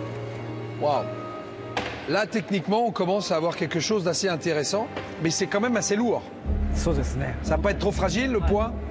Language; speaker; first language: French; native; French